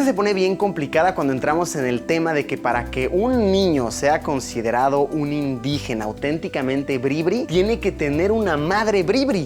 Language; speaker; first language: Spanish; native; Spanish